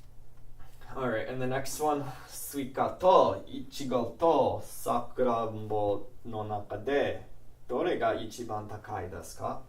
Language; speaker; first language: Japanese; non-native, learner; English